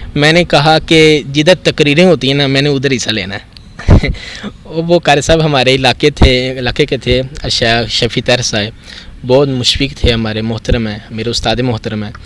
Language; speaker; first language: Urdu; non-native, local second language; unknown